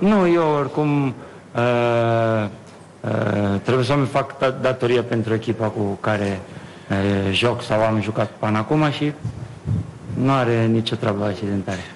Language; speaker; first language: Romanian; non-native, learner; Italian